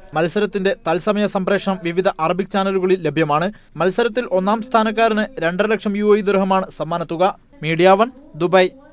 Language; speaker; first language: Malayalam; native; Malayalam